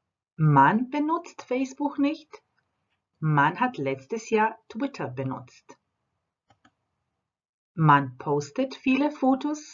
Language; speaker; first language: German; non-native, fluent; Croatian